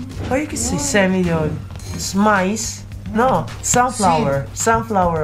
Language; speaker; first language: English; non-native, learner; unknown